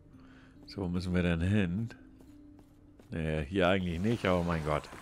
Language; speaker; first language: German; native; German